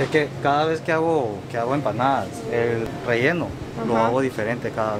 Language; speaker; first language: Spanish; early bilingual, other home language; Korean